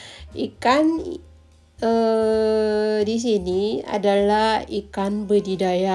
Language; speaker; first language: Indonesian; native; Indonesian